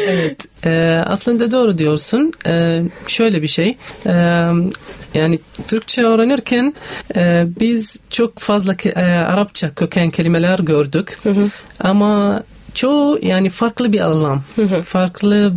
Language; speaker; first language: Turkish; non-native, learner; Arabic